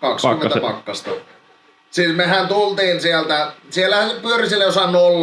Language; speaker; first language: Finnish; native; Finnish